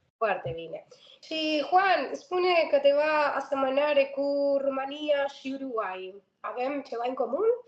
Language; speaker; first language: Romanian; non-native, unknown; Spanish